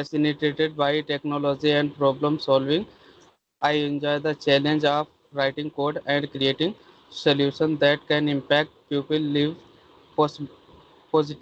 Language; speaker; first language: English; non-native, learner; Hindi